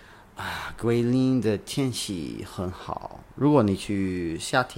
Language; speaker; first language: Chinese; non-native, learner; English